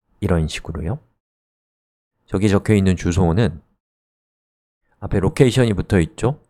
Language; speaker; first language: Korean; native; Korean